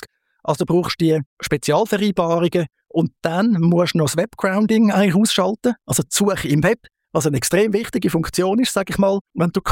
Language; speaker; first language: German; native; German